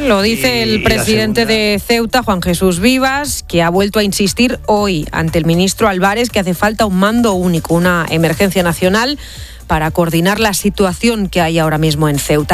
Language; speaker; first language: Spanish; native; Spanish